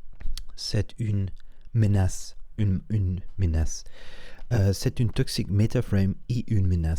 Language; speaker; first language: French; non-native, learner; Spanish